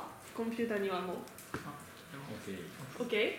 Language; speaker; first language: Japanese; non-native, learner; French